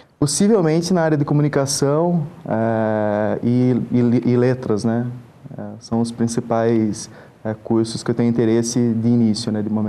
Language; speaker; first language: Portuguese; native; Portuguese